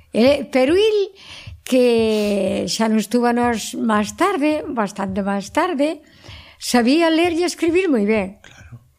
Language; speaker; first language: Galician; native; Galician